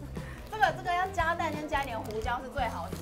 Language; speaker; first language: Chinese; native; Chinese